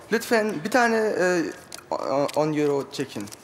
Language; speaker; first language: Turkish; non-native, learner; German